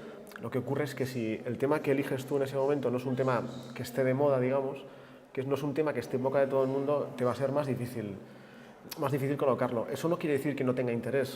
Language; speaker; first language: Spanish; native; Spanish